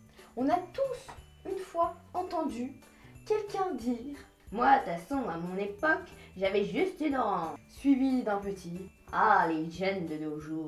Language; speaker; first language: French; native; French